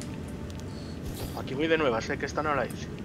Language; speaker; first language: Spanish; native; Spanish